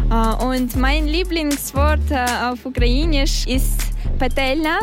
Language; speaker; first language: German; non-native, learner; Russian